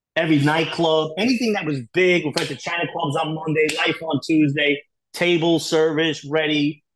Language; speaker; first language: English; native; English